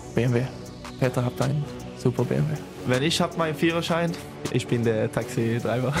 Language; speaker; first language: German; non-native, learner; Swedish